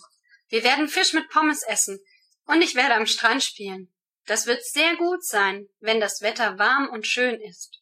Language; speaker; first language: German; non-native, learner; English